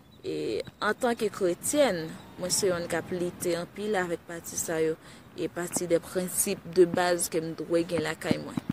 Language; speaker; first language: French; non-native, learner; Haitian Creole